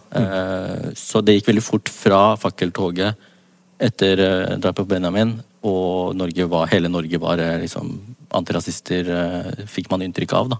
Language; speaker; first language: Norwegian; native; Norwegian